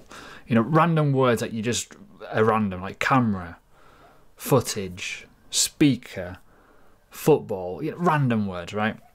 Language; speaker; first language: English; native; English